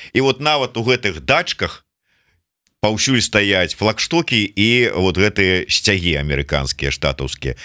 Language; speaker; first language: Belarusian; non-native, local second language; Russian